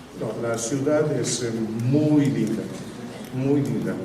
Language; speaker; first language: Spanish; non-native, fluent; Italian